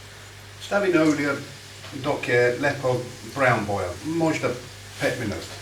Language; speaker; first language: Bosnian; non-native, learner; English